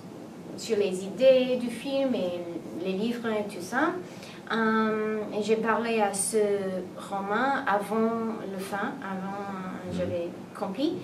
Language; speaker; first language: French; non-native, learner; English